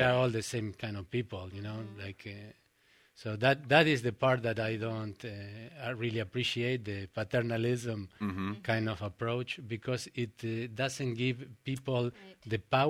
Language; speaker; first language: English; non-native, fluent; Spanish